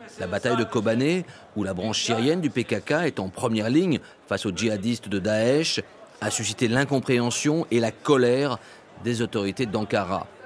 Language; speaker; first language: French; native; French